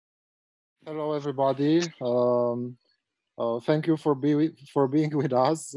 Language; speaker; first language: English; non-native, fluent; Romanian